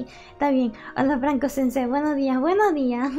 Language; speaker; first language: Spanish; early bilingual, heritage; English